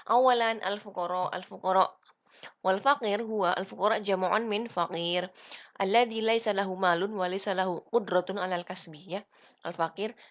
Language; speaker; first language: Arabic; non-native, fluent; Indonesian